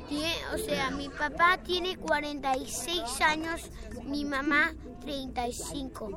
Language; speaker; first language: Spanish; early bilingual, heritage; Spanish